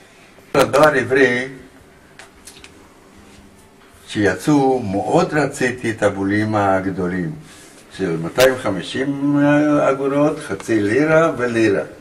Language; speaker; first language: Hebrew; early bilingual, other home language; Romanian